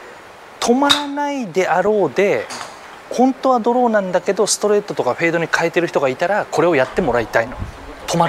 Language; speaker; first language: Japanese; native; Japanese